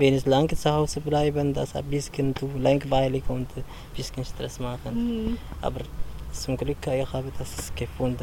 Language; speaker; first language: German; non-native, learner; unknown